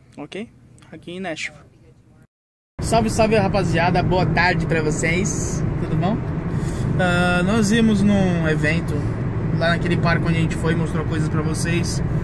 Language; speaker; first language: Portuguese; native; Portuguese